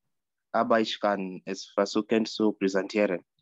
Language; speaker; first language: German; non-native, learner; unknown